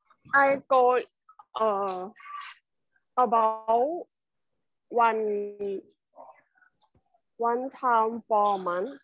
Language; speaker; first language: English; non-native, learner; Thai